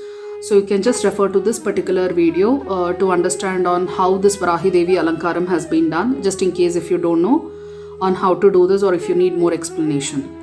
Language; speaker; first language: English; non-native, local second language; Kannada